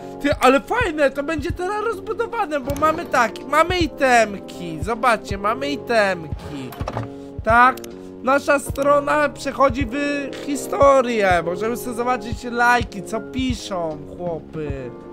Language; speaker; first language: Polish; native; Polish